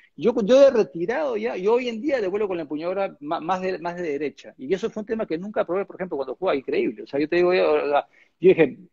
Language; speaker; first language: Spanish; native; Spanish